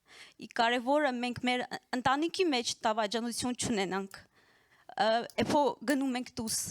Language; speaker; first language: Armenian; early bilingual, heritage; Armenian